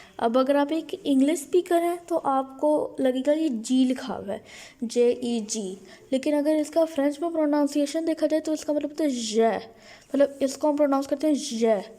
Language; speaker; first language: Urdu; native; Urdu